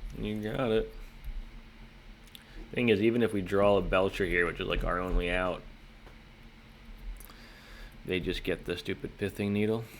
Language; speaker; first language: English; native; English